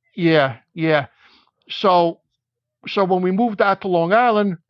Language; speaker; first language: English; native; English